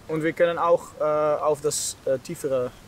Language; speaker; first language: German; non-native, learner; Dutch